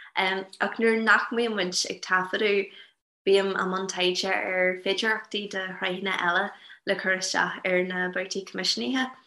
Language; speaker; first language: Irish; non-native, local second language; English